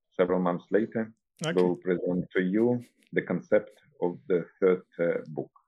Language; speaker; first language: English; non-native, fluent; Russian